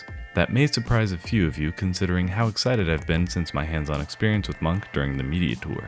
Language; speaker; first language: English; native; English